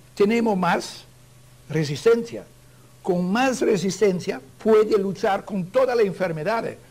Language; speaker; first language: Spanish; non-native, learner; Italian